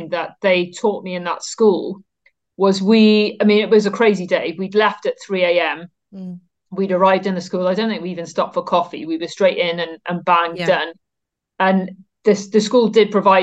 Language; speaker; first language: English; native; English